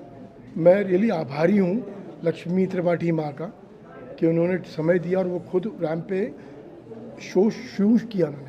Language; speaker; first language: Hindi; native; Hindi